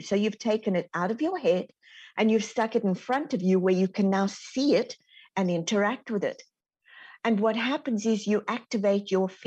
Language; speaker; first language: English; native; English